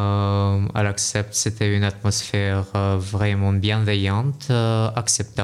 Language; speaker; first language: French; non-native, fluent; Russian